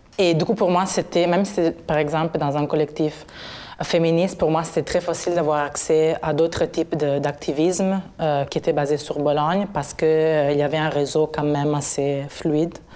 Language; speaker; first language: French; non-native, fluent; Italian